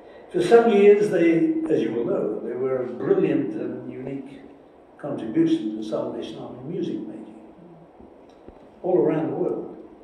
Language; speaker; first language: English; native; English